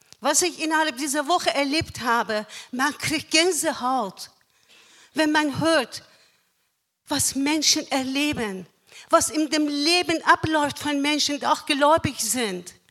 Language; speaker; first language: German; non-native, fluent; Persian